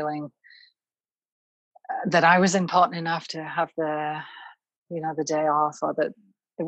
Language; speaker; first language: English; native; English